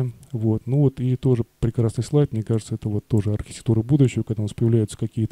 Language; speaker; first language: Russian; native; Russian